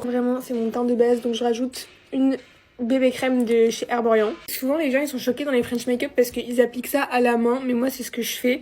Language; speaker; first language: French; native; French